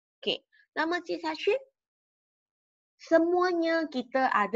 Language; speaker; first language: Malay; non-native, local second language; Chinese